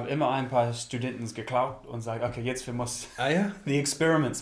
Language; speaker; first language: German; non-native, learner; English